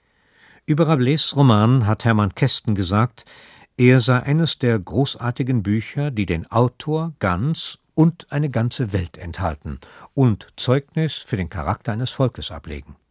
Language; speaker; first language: German; native; German